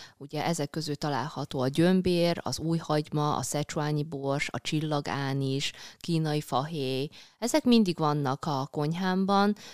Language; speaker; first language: Hungarian; early bilingual, other home language; Chinese